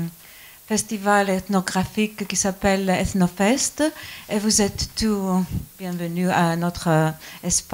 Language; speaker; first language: French; non-native, learner; Greek